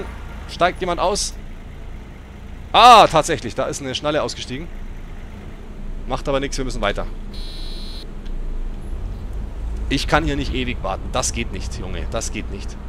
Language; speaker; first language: German; native; German